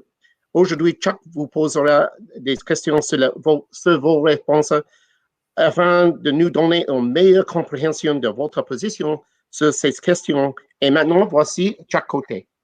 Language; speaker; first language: French; non-native, local second language; English